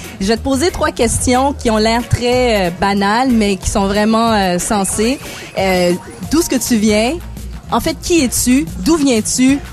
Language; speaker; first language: French; native; French